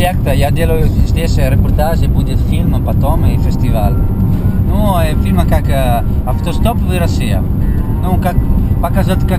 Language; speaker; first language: Russian; non-native, learner; Italian